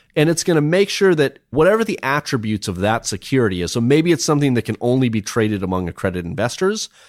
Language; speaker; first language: English; native; English